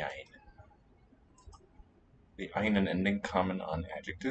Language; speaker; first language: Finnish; non-native, learner; English